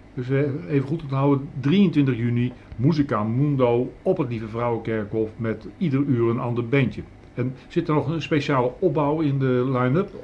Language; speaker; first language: Dutch; native; Dutch